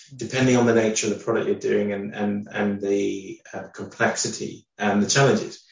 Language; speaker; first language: English; native; English